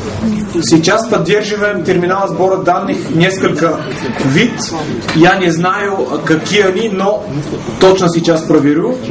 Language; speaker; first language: Russian; non-native, fluent; Bulgarian